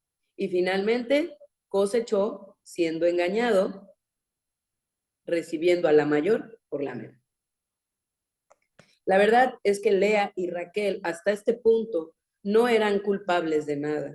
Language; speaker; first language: Spanish; native; Spanish